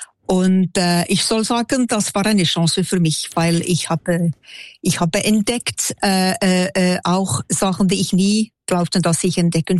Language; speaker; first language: German; non-native, local second language; French